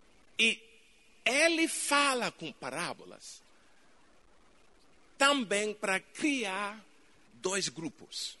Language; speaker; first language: Portuguese; non-native, fluent; English